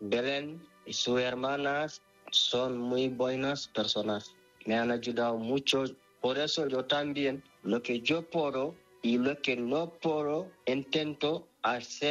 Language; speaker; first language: Spanish; non-native, learner; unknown